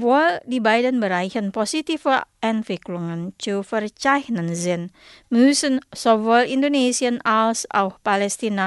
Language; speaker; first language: German; non-native, fluent; Indonesian